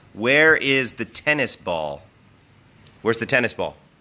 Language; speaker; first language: English; native; English